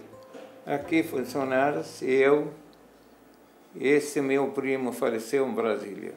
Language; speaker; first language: Portuguese; non-native, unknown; Arabic